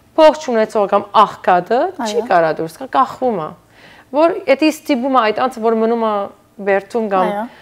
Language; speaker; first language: Armenian; early bilingual, heritage; Armenian